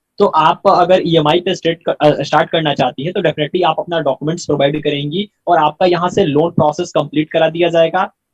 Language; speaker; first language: Hindi; native; Hindi